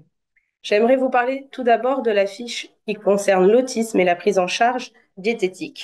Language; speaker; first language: French; native; French